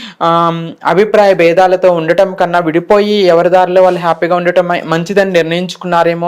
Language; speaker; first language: Telugu; native; Telugu